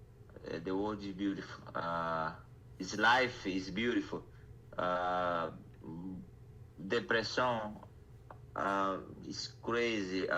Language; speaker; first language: English; non-native, learner; Portuguese